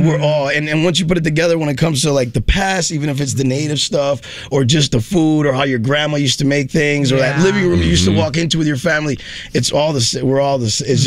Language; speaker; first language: English; early bilingual, other home language; Spanish